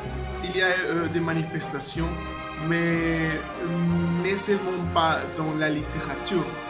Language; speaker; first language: French; non-native, learner; Spanish